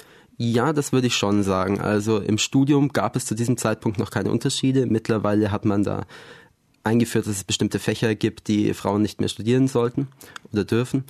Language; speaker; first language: German; native; German